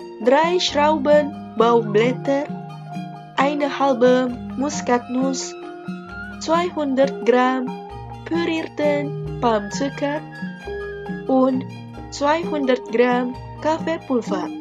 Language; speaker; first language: German; non-native, fluent; Indonesian